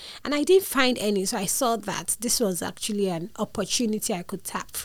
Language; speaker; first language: English; non-native, local second language; Yoruba